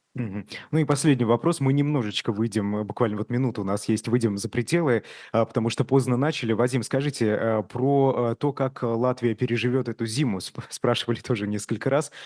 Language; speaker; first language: Russian; native; Russian